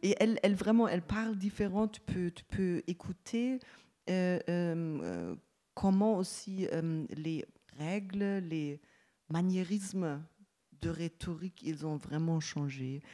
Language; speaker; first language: French; non-native, fluent; German